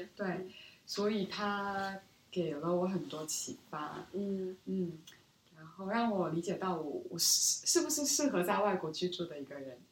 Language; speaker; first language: Chinese; early bilingual, other home language; Korean